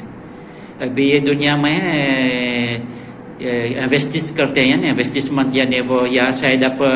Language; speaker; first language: Hindi; non-native, learner; Gujarati